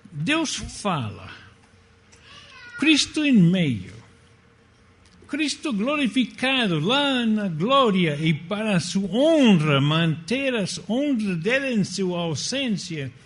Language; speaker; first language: Portuguese; non-native, fluent; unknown